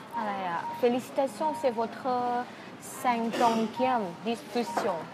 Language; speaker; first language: French; non-native, fluent; Thai